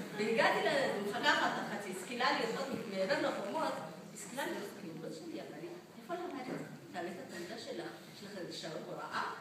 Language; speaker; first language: Hebrew; non-native, fluent; Amharic